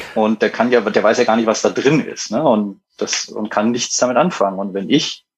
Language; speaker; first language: German; native; German